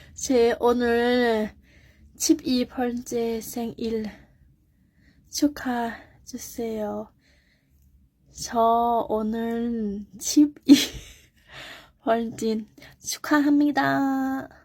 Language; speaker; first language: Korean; non-native, learner; Thai